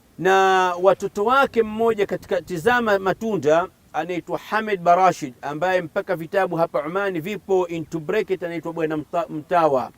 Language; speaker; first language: Swahili; native; Swahili